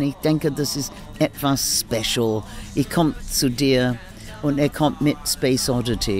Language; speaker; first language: German; non-native, learner; English